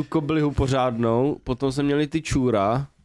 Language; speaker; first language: Czech; native; Czech